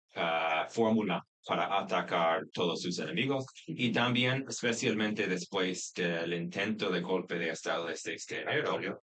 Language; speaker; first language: Spanish; non-native, fluent; English